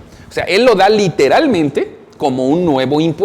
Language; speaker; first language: Spanish; native; Spanish